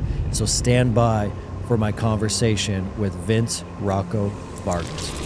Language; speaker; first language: English; native; English